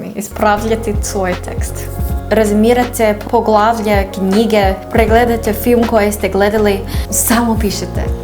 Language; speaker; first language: Serbian; non-native, learner; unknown